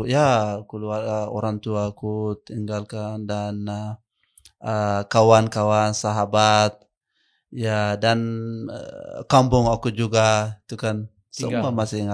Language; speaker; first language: Indonesian; non-native, learner; Arabic